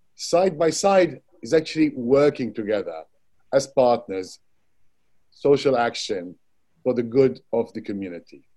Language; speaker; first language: English; non-native, fluent; Arabic